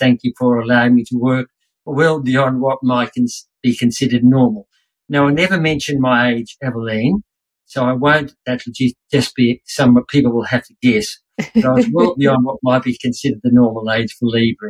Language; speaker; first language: English; native; English